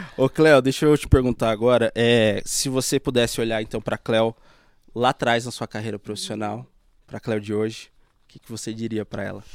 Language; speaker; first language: Portuguese; native; Portuguese